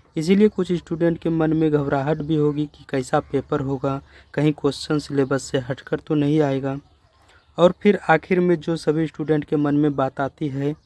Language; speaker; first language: Hindi; native; Hindi